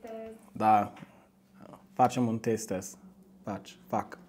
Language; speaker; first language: Romanian; non-native, learner; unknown